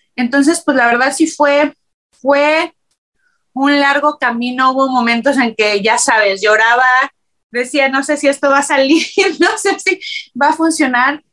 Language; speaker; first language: Spanish; native; Spanish